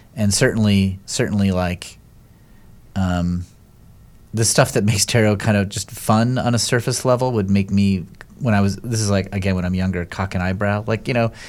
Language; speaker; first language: English; native; English